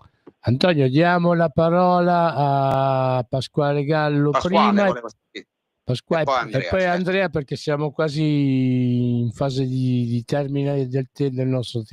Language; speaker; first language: Italian; native; Italian